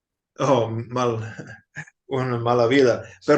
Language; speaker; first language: Spanish; non-native, fluent; English